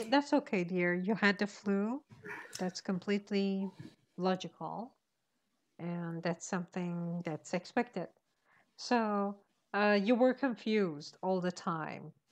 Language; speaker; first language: English; non-native, fluent; Persian